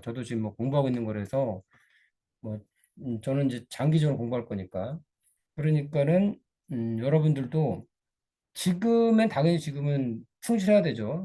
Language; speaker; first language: Korean; native; Korean